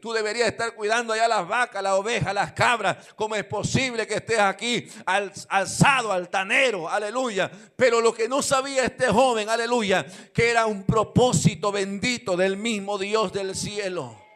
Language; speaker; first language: Spanish; native; Spanish